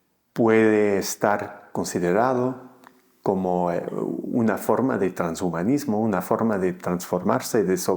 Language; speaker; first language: Spanish; non-native, fluent; English